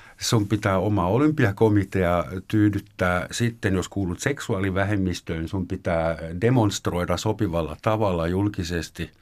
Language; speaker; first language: Finnish; native; Finnish